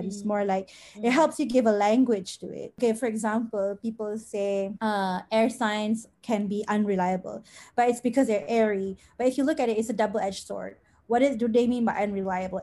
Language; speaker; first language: English; non-native, local second language; Malay